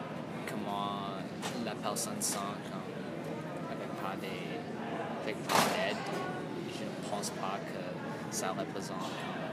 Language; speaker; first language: French; non-native, learner; English